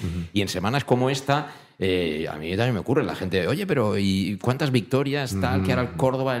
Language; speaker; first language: Spanish; native; Spanish